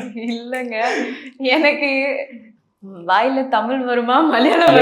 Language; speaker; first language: Tamil; non-native, local second language; Malayalam